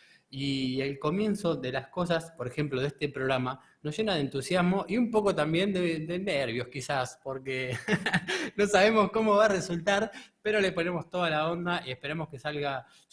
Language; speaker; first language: Spanish; native; Spanish